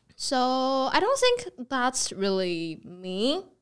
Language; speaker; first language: English; non-native, fluent; Chinese